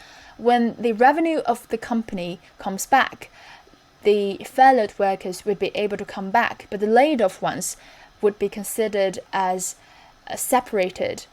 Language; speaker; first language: English; non-native, fluent; Chinese